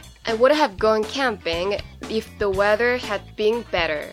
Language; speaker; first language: English; non-native, fluent; Japanese